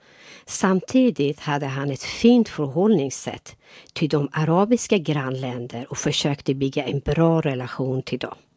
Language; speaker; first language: Swedish; non-native, fluent; Persian